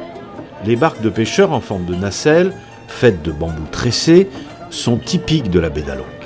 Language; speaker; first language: French; native; French